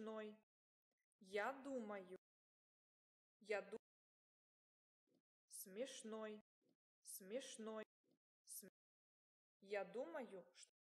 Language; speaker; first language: Russian; non-native, learner; English